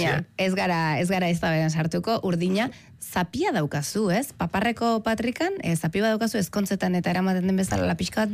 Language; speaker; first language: Basque; native; Basque